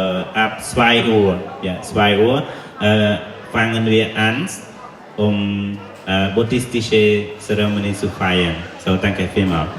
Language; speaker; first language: German; non-native, learner; Khmer